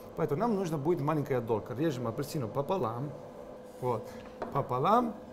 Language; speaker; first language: Russian; non-native, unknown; Italian